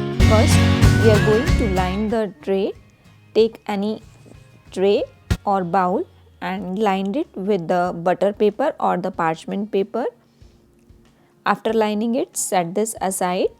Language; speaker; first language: English; non-native, local second language; Hindi